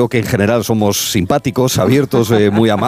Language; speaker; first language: Spanish; native; Spanish